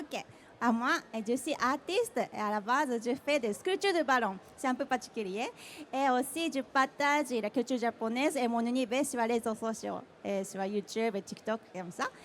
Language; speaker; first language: French; non-native, fluent; Japanese